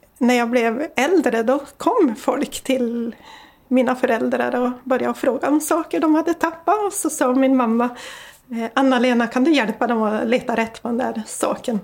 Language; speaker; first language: Swedish; native; Swedish